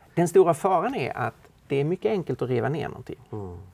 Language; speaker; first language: Swedish; native; Swedish